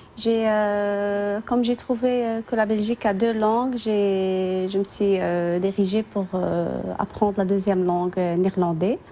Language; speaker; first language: French; non-native, local second language; Tachelhit